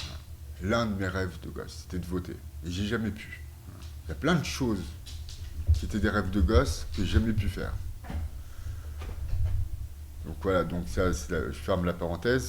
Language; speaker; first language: French; native; French